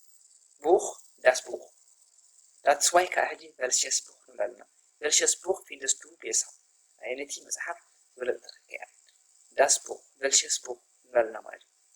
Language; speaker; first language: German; non-native, fluent; Tigrinya